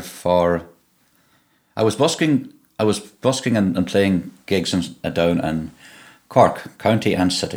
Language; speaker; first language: English; native; English